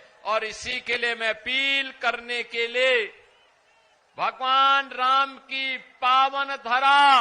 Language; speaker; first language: Hindi; native; Hindi